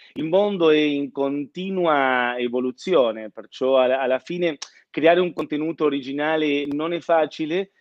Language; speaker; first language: Italian; non-native, fluent; Spanish